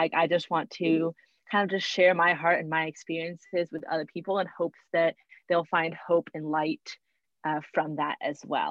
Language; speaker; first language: English; native; English